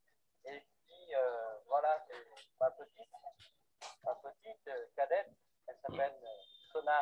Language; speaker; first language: French; non-native, fluent; Vietnamese